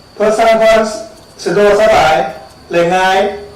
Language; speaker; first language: Lao; non-native, learner; Chinese